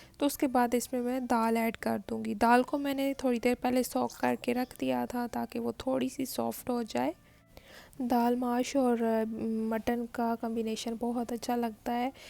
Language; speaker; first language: Urdu; native; Urdu